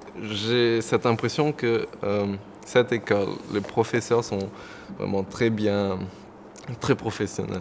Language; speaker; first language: French; non-native, local second language; Morisyen